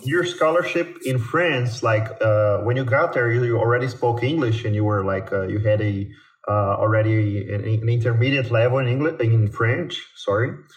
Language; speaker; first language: English; non-native, fluent; Portuguese